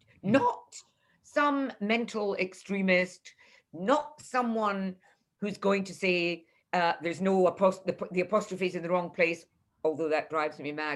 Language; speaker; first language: English; native; English